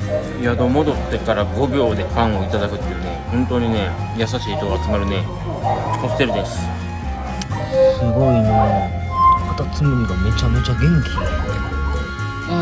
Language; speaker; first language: Japanese; native; Japanese